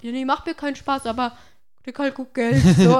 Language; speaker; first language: German; native; German